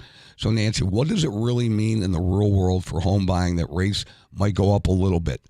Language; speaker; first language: English; native; English